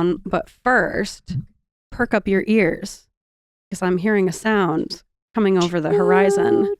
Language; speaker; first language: English; native; English